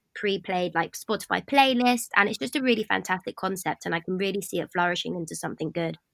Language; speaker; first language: English; native; English